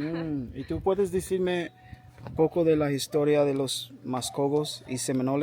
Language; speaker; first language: Spanish; non-native, learner; English